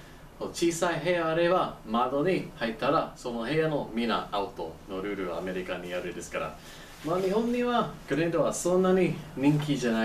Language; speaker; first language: Japanese; non-native, learner; English